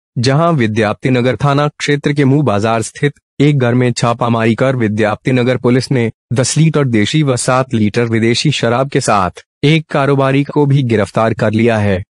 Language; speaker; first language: Hindi; native; Hindi